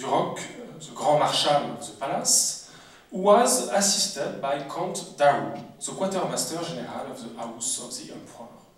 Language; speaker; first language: English; non-native, fluent; French